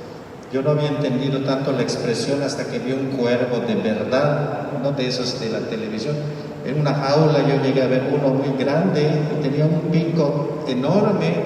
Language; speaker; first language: Spanish; native; Spanish